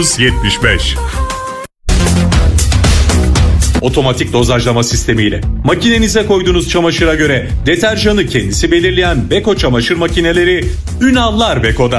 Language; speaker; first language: Turkish; native; Turkish